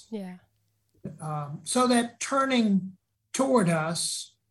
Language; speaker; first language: English; native; English